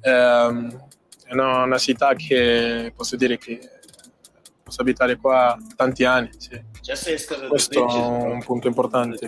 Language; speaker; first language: Italian; non-native, fluent; Portuguese